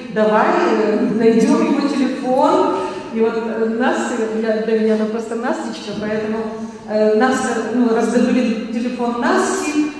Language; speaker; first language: Russian; non-native, local second language; Karachay-Balkar